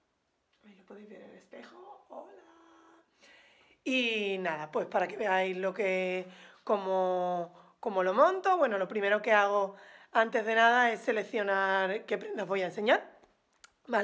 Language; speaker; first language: Spanish; native; Spanish